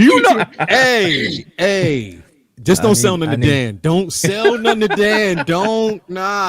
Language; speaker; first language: English; native; English